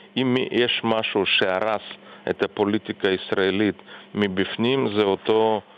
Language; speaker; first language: Hebrew; non-native, fluent; Russian